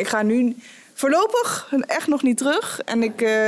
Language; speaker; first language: Dutch; native; Dutch